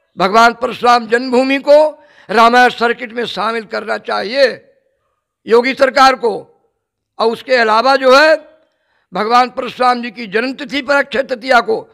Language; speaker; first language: Hindi; native; Hindi